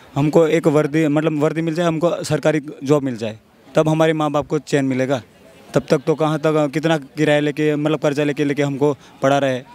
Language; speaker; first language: Hindi; non-native, local second language; Gujarati